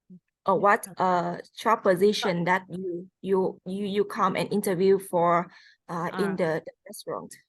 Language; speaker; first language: English; non-native, fluent; Vietnamese